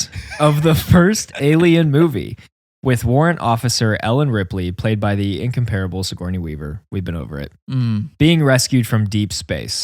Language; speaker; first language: English; native; English